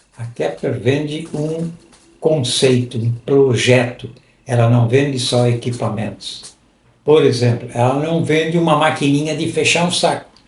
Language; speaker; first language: Portuguese; non-native, local second language; German